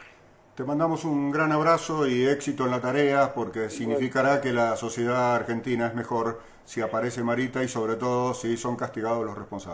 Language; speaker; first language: Spanish; native; Spanish